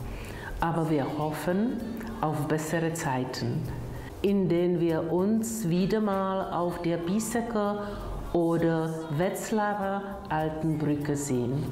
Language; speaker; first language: German; non-native, fluent; Czech